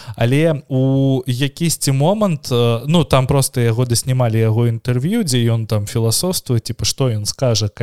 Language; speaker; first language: Belarusian; non-native, local second language; Russian